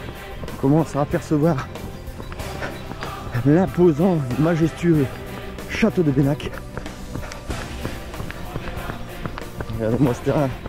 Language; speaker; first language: French; native; French